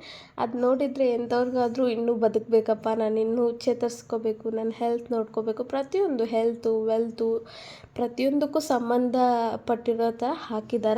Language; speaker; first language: Kannada; native; Kannada